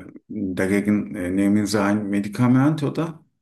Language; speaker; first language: German; non-native, learner; Turkish